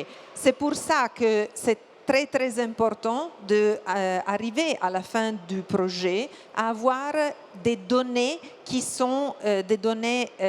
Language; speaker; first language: French; non-native, fluent; Italian